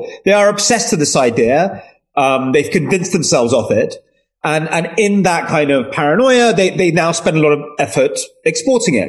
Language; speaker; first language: English; native; English